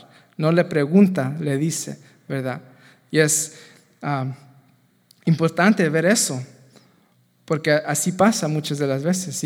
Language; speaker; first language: Spanish; native; Spanish